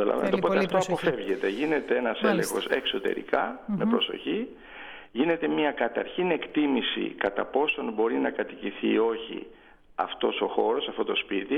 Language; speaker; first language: Greek; native; Greek